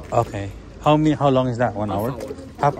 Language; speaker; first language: English; non-native, local second language; Filipino